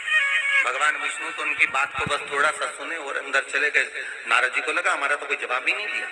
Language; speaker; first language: Hindi; native; Hindi